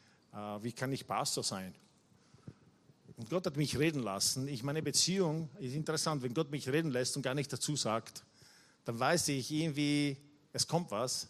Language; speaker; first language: German; non-native, fluent; Italian